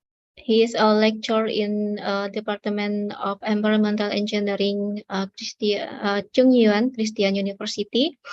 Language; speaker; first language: English; non-native, learner; Indonesian